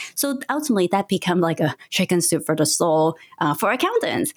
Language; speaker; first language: English; non-native, local second language; Cantonese